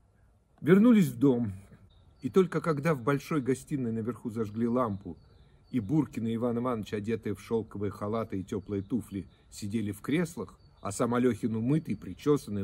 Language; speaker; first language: Russian; native; Russian